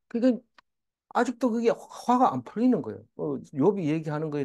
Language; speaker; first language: Korean; native; Korean